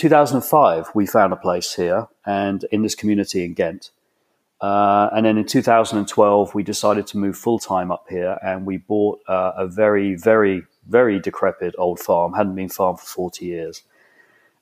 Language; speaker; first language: English; native; English